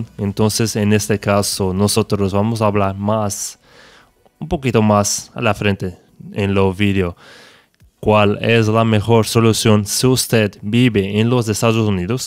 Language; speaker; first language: Spanish; non-native, fluent; Portuguese